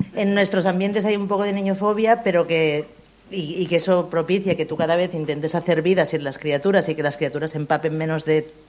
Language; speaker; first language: Spanish; non-native, local second language; Catalan